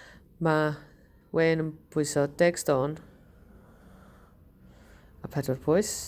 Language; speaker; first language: Welsh; native; Welsh